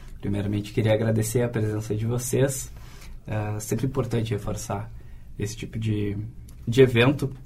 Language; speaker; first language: Portuguese; native; Portuguese